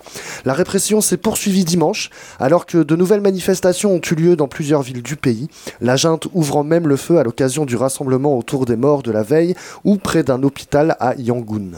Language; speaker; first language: French; native; French